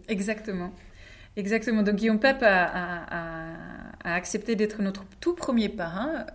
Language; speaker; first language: French; non-native, fluent; Czech